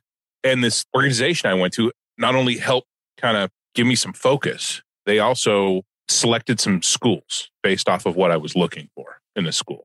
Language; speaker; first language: English; native; English